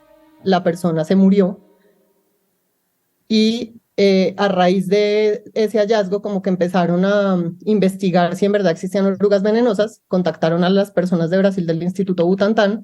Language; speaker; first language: Spanish; native; Spanish